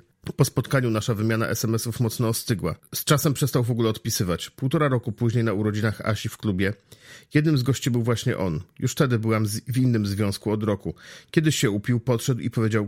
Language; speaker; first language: Polish; native; Polish